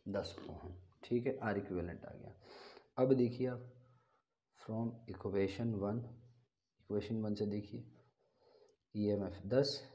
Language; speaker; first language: Hindi; non-native, local second language; Gujarati